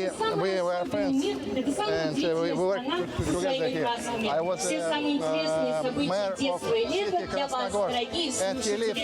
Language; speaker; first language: English; non-native, learner; Russian